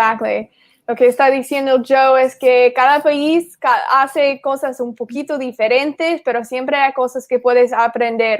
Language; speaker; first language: Spanish; non-native, fluent; English